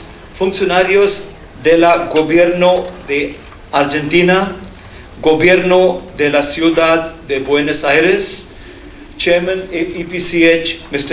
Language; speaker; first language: Spanish; non-native, learner; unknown